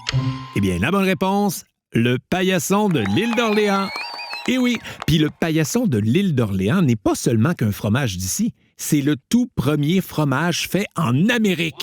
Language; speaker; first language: French; native; French